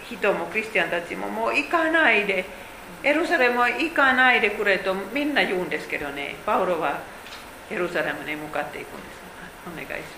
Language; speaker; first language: Japanese; non-native, fluent; Finnish